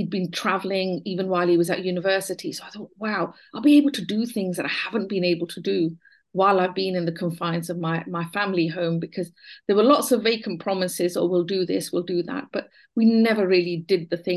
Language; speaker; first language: English; native; English